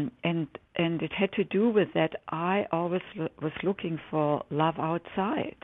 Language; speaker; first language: English; non-native, fluent; German